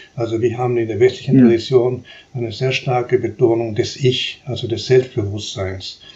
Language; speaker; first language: German; non-native, fluent; Spanish